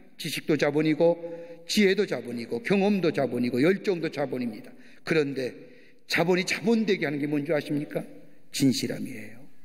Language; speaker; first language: Korean; native; Korean